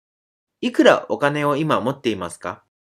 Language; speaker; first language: Japanese; native; Japanese